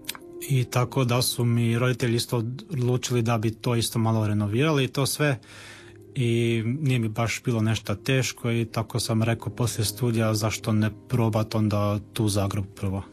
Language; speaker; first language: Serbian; early bilingual, heritage; Croatian